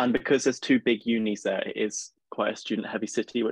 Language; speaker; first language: English; native; English